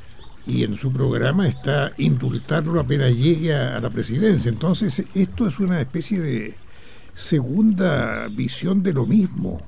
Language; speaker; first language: Spanish; native; Spanish